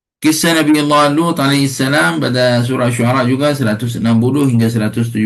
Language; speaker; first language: Malay; non-native, fluent; Arabic